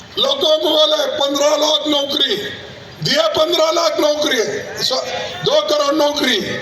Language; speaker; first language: Hindi; non-native, local second language; Kannada